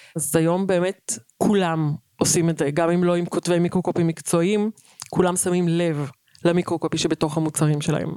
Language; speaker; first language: Hebrew; native; Hebrew